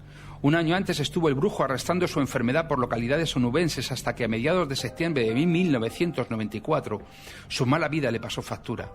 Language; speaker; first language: Spanish; native; Spanish